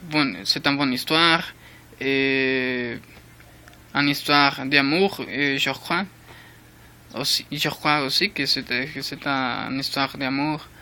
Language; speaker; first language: French; non-native, learner; Spanish